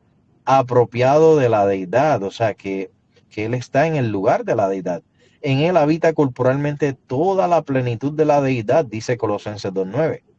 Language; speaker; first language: Spanish; native; Spanish